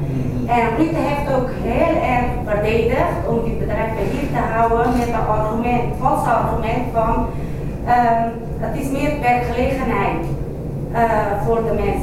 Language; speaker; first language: Dutch; non-native, fluent; Kurdish